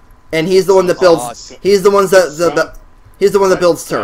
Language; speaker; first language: English; native; English